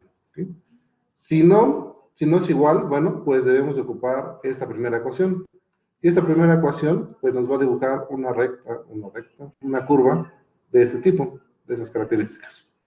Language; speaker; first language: Spanish; native; Spanish